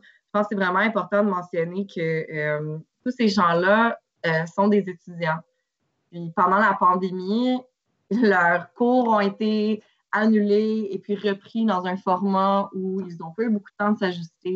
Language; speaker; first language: French; native; French